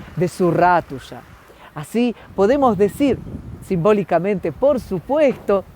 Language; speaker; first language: Spanish; non-native, fluent; Ukrainian